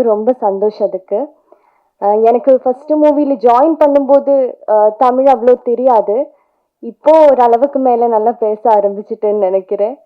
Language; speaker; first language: Tamil; non-native, learner; Malayalam